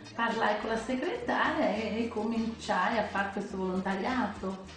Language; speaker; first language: Italian; non-native, learner; Portuguese